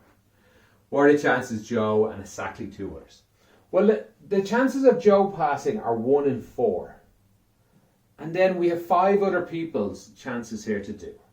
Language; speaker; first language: English; native; English